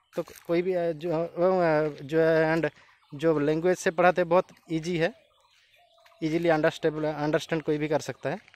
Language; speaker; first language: Hindi; non-native, local second language; Bangla